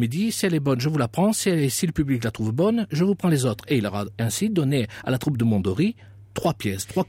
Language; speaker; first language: French; native; French